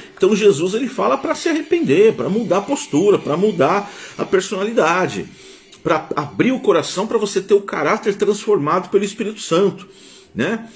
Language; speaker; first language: Portuguese; native; Portuguese